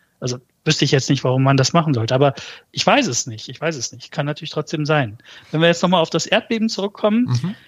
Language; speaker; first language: German; early bilingual, other home language; Turkish